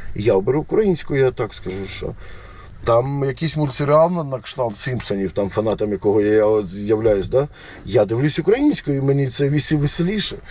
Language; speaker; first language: Ukrainian; non-native, local second language; Russian